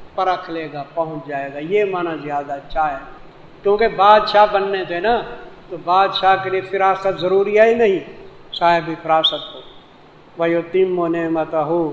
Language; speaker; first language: Urdu; non-native, local second language; Saraiki